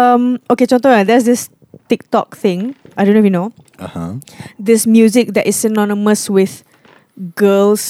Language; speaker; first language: English; non-native, local second language; Malay